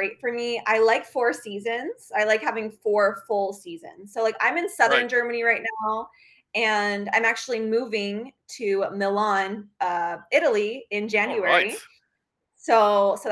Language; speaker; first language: English; native; English